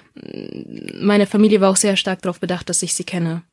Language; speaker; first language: German; non-native, local second language; Russian